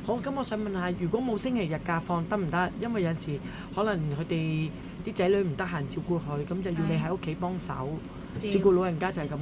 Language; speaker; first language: Cantonese; native; Cantonese